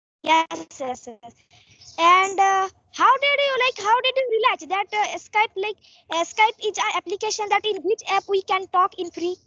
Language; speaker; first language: English; non-native, learner; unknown